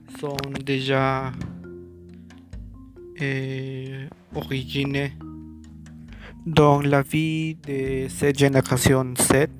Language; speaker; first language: French; non-native, learner; Spanish